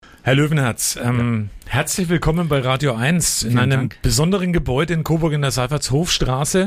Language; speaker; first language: German; native; German